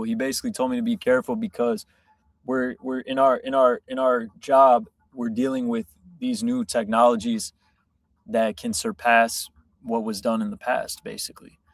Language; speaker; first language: English; native; English